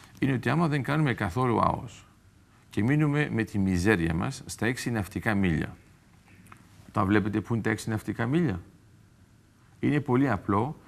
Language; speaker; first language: Greek; early bilingual, heritage; Greek